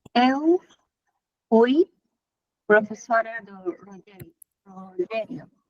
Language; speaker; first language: Portuguese; non-native, learner; Spanish